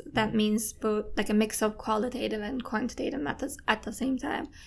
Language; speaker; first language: English; non-native, fluent; Turkish